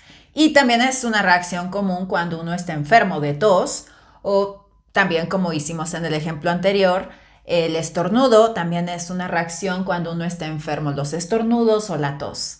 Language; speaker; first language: Spanish; native; Spanish